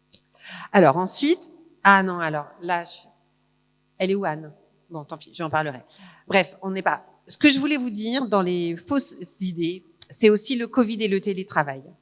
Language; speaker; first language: French; native; French